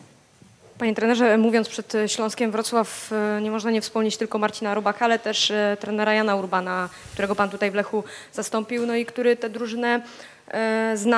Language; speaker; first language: Polish; native; Polish